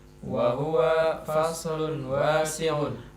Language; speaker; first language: Arabic; non-native, learner; Indonesian